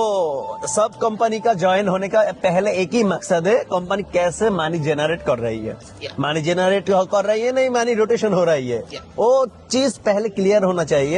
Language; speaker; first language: Hindi; non-native, fluent; Bangla